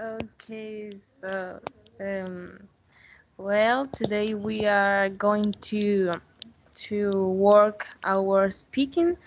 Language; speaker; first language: English; non-native, learner; Spanish